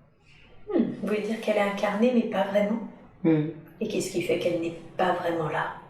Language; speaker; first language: French; native; French